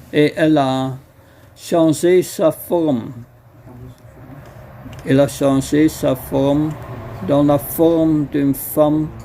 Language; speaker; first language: French; non-native, fluent; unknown